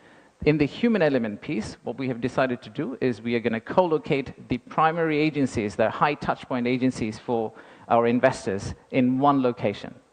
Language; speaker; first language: English; non-native, local second language; Bangla